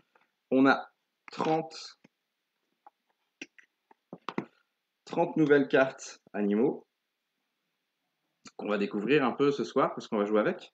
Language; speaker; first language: French; native; French